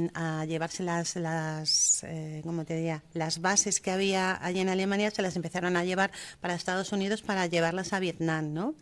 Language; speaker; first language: Spanish; early bilingual, heritage; German